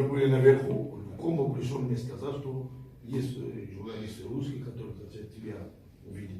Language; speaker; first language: Russian; non-native, fluent; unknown